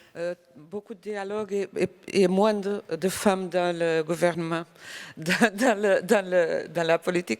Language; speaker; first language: French; non-native, fluent; Portuguese